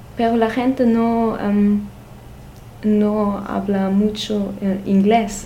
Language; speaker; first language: Spanish; non-native, learner; German